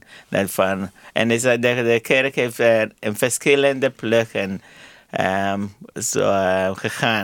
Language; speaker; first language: Dutch; non-native, learner; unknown